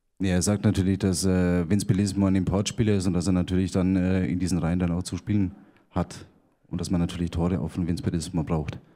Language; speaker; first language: German; native; German